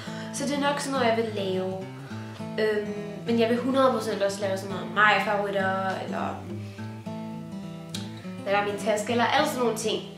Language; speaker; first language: Danish; native; Danish